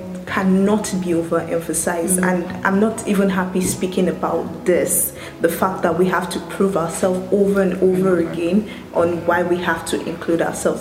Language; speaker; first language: English; non-native, local second language; Yoruba